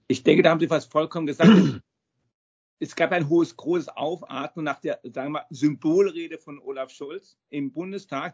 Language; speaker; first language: German; native; German